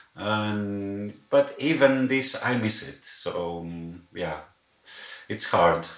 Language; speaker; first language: English; non-native, fluent; Greek